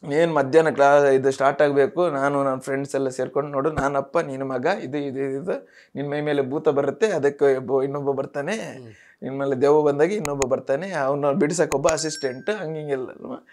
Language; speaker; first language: Kannada; non-native, local second language; Tulu